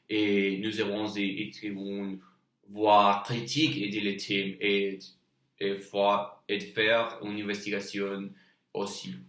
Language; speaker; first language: French; non-native, learner; Spanish